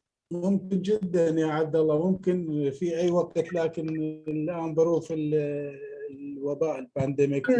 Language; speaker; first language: Arabic; native; Arabic